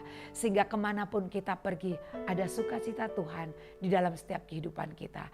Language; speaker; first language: Indonesian; native; Indonesian